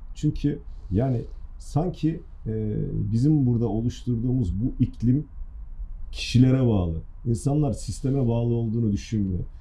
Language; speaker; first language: Turkish; native; Turkish